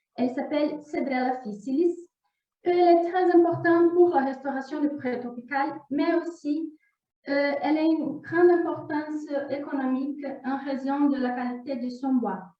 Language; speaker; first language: French; non-native, fluent; Portuguese